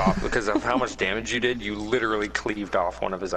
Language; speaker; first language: English; native; English